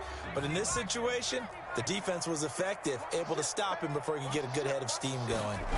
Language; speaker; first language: English; native; English